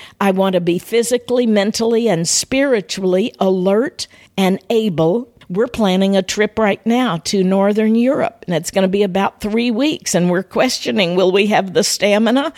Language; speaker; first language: English; native; English